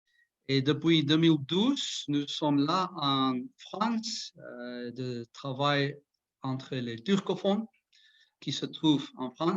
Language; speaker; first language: French; non-native, learner; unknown